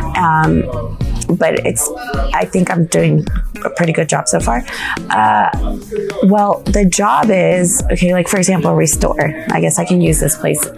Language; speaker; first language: English; non-native, fluent; Spanish